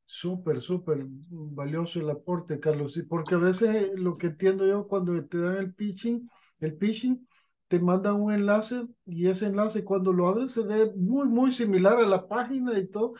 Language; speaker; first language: Spanish; native; Spanish